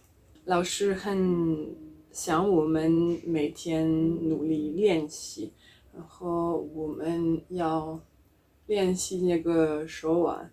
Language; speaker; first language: Chinese; non-native, learner; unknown